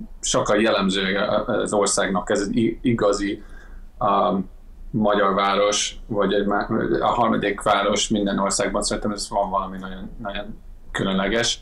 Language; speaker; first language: Hungarian; non-native, fluent; English